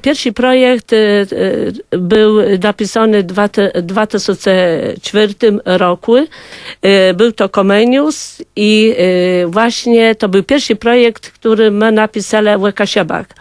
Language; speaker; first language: Polish; non-native, local second language; Kashubian